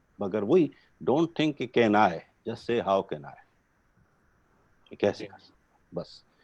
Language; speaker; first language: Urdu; non-native, local second language; Gujarati